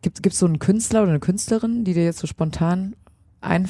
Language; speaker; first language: German; native; German